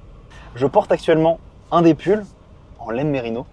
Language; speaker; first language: French; native; French